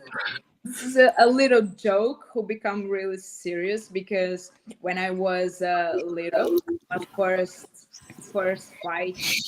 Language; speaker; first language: English; non-native, learner; Portuguese